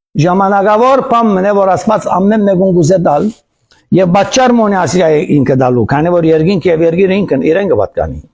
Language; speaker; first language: Armenian; early bilingual, heritage; Armenian